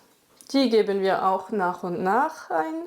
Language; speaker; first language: German; non-native, fluent; French